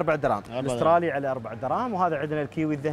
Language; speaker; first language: Arabic; native; Arabic